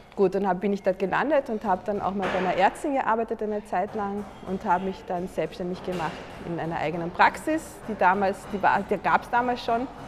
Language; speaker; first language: German; native; German